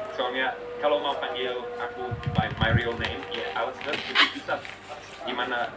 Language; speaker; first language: Indonesian; non-native, learner; English